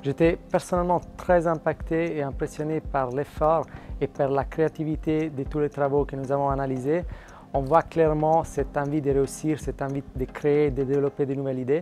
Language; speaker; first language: French; non-native, fluent; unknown